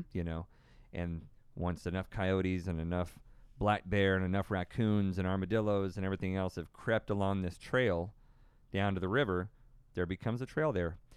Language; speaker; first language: English; native; English